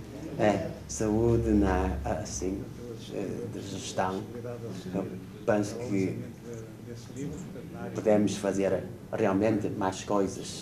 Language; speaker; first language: Portuguese; non-native, learner; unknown